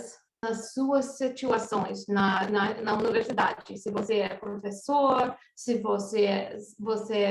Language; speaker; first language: Portuguese; non-native, fluent; English